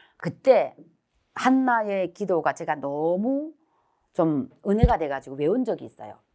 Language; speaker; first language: Korean; native; Korean